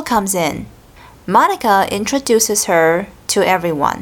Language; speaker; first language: English; non-native, fluent; Chinese